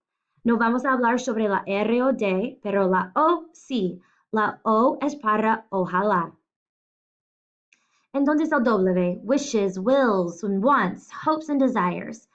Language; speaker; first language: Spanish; non-native, fluent; English